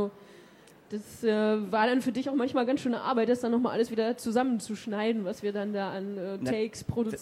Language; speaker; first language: German; native; German